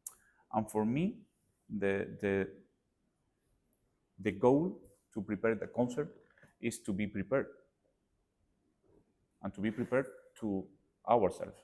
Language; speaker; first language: English; non-native, learner; Spanish